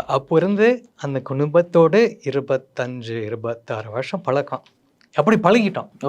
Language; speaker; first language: Tamil; non-native, fluent; English